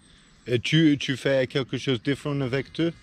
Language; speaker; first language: French; non-native, learner; English